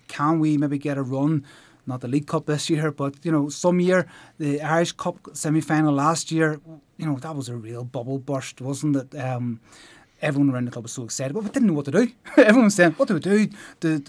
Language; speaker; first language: English; native; English